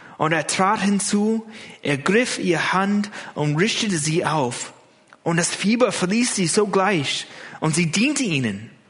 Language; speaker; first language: German; non-native, fluent; English